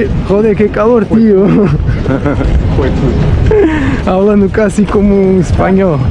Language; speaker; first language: Spanish; non-native, learner; Portuguese